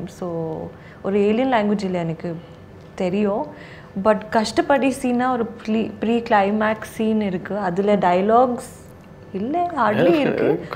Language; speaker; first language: Tamil; non-native, learner; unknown